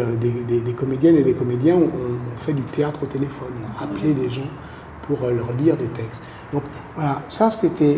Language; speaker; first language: French; native; French